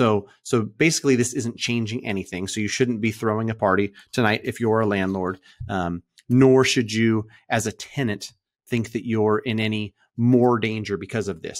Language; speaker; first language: English; native; English